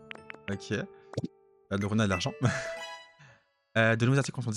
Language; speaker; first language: French; native; French